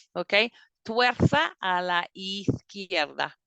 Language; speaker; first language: Spanish; non-native, fluent; English